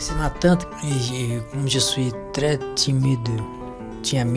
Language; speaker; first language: French; non-native, learner; Portuguese